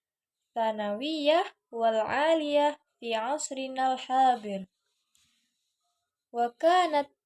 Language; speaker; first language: Arabic; non-native, learner; Indonesian